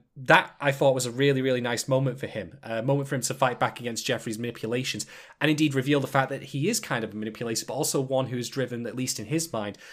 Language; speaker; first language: English; native; English